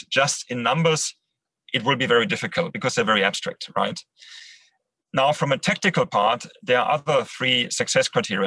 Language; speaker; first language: English; non-native, fluent; German